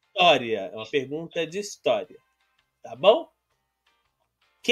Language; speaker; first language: Portuguese; native; Portuguese